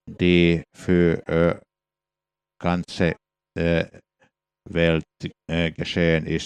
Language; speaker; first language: German; non-native, fluent; Finnish